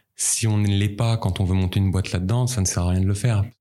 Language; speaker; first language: French; native; French